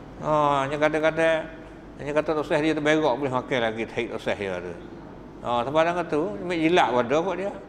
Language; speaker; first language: Malay; native; Malay